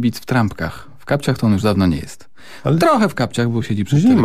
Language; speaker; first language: Polish; native; Polish